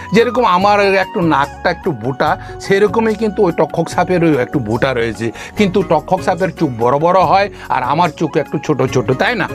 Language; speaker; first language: Bangla; non-native, local second language; Kok Borok